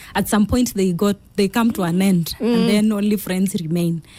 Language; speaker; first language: English; non-native, local second language; Kamba